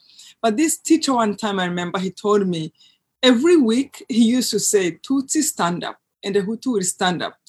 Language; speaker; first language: English; non-native, local second language; Kinyarwanda